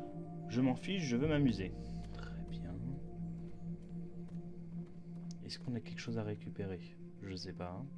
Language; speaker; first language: French; native; French